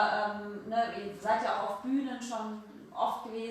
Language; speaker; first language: German; native; German